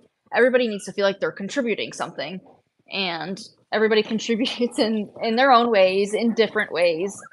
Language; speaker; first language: English; native; English